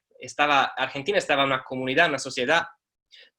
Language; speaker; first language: Spanish; non-native, fluent; Italian